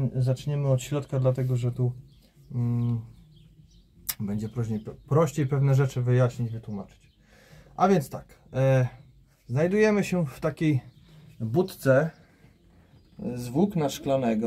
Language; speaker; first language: Polish; native; Polish